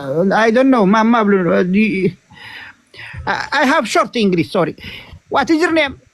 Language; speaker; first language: English; non-native, learner; Tigrinya